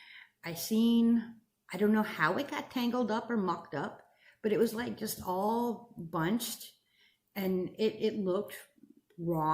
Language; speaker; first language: English; native; English